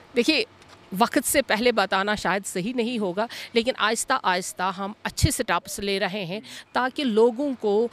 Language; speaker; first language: Hindi; non-native, local second language; Kashmiri